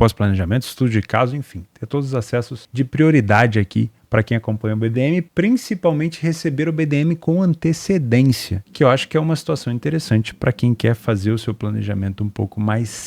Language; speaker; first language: Portuguese; native; Portuguese